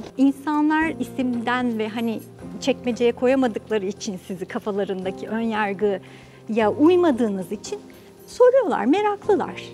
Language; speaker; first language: Turkish; native; Turkish